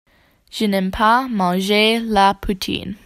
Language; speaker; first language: French; non-native, learner; English